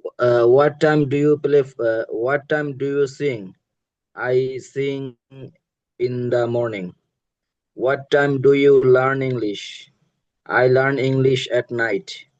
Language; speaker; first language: English; non-native, learner; Bangla